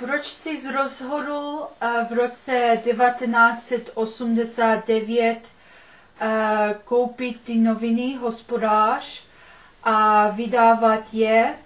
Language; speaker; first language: Czech; non-native, learner; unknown